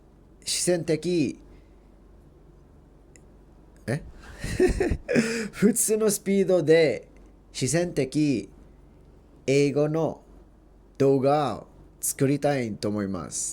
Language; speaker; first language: Japanese; non-native, learner; English